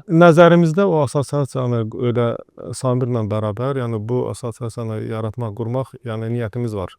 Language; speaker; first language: Azerbaijani; early bilingual, other home language; Russian